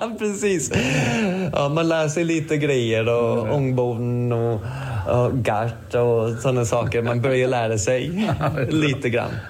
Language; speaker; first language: Swedish; non-native, fluent; English